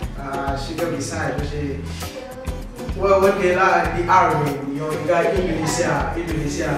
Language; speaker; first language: Chinese; non-native, fluent; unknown